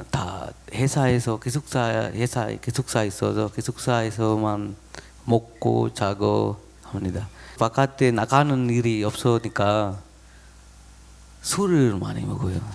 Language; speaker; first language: Korean; non-native, learner; Sinhala